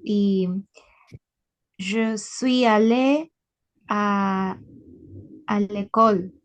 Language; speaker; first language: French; non-native, learner; Spanish